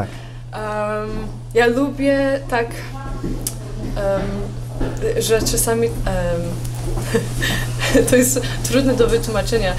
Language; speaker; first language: Polish; early bilingual, heritage; Polish